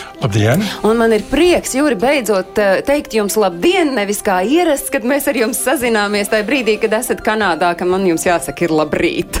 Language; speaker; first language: Latvian; native; Latvian